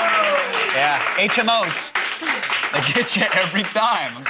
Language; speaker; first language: English; native; English